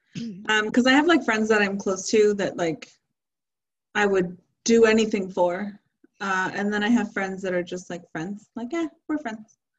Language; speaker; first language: English; early bilingual, other home language; Spanish